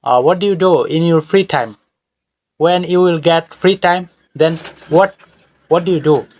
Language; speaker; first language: English; non-native, fluent; Bangla